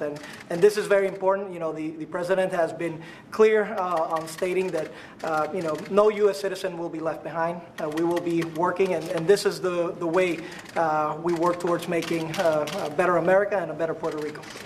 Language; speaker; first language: English; non-native, fluent; Spanish